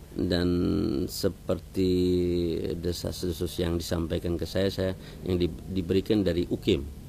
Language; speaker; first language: Indonesian; native; Indonesian